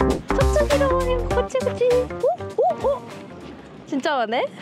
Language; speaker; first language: Korean; non-native, learner; Japanese